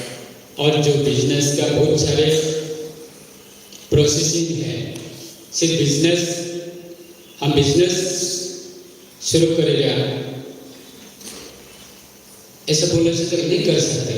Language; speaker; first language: Hindi; non-native, local second language; Kok Borok